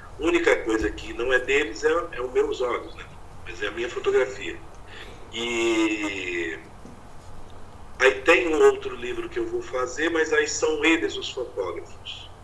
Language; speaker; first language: Portuguese; native; Portuguese